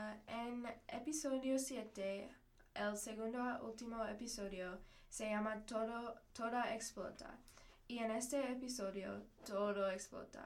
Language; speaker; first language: Spanish; non-native, learner; English